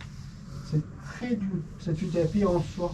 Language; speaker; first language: French; non-native, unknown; Persian